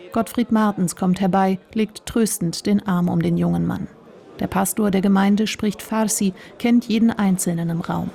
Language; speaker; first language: German; native; German